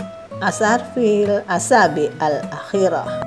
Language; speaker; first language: Arabic; non-native, fluent; Indonesian